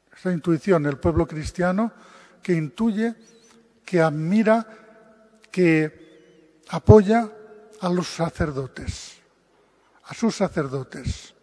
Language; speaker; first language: Spanish; non-native, local second language; Catalan